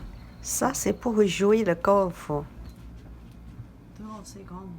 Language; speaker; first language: French; non-native, learner; Chinese